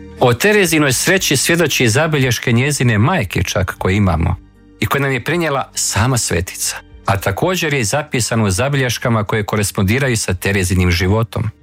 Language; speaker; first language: Bosnian; native; Bosnian